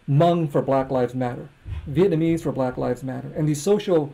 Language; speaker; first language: English; native; English